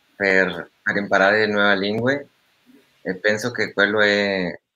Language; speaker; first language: Italian; non-native, learner; Spanish